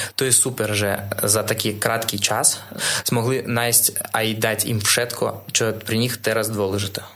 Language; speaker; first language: Slovak; non-native, fluent; Russian